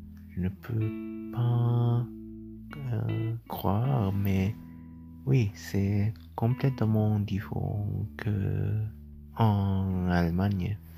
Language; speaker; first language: French; non-native, learner; German